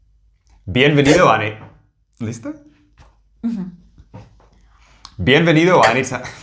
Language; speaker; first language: Spanish; non-native, fluent; English